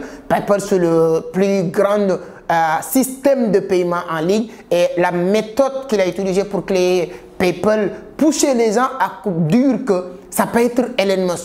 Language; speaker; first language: French; non-native, local second language; Wolof